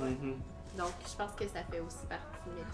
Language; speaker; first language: French; native; French